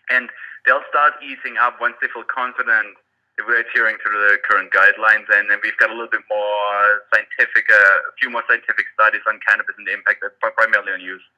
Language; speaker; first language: English; non-native, fluent; German